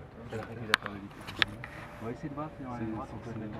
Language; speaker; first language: French; native; French